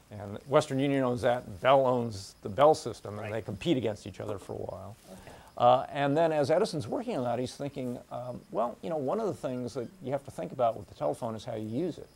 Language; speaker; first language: English; native; English